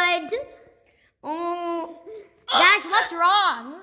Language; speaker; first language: English; native; English